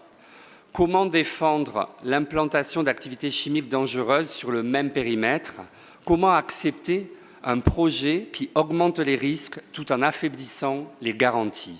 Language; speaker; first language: French; native; French